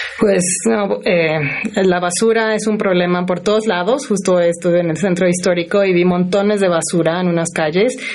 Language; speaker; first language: Spanish; non-native, fluent; English